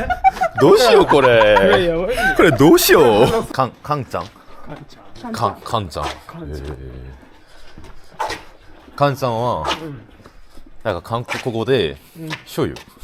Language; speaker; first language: Japanese; non-native, fluent; Korean